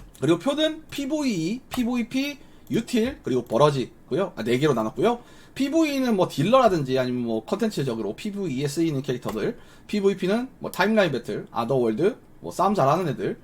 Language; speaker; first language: Korean; native; Korean